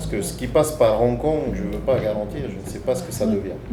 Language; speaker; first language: French; native; French